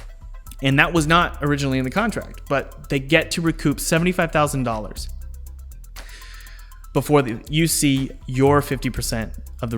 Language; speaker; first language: English; native; English